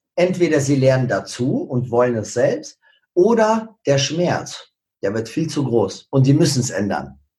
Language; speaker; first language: German; early bilingual, other home language; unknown